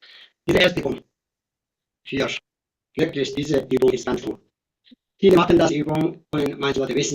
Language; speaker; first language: German; non-native, fluent; Tibetan